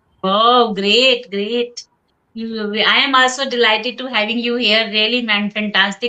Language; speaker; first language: English; non-native, local second language; Hindi